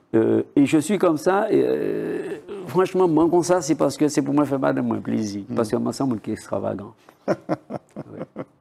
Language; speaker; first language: French; native; French